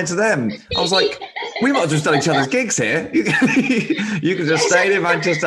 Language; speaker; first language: English; native; English